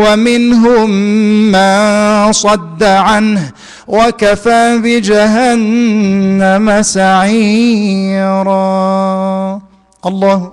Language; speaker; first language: Arabic; native; Arabic